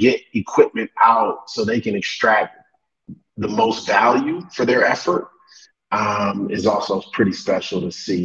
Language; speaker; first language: English; native; English